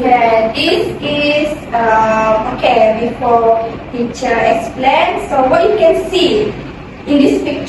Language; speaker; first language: English; non-native, local second language; Malay